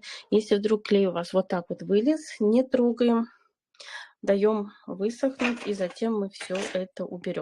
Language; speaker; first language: Russian; native; Russian